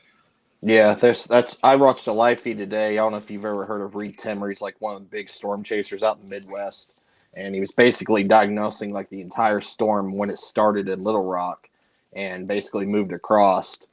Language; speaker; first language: English; native; English